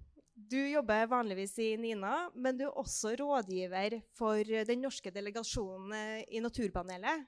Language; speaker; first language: Norwegian; native; Norwegian